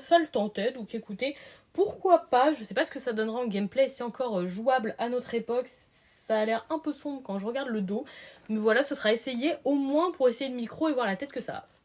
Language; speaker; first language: French; native; French